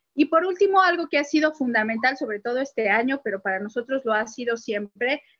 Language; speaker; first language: Spanish; native; Spanish